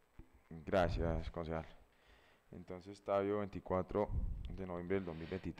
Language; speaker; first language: Spanish; native; Spanish